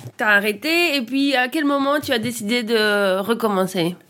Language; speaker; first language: French; native; French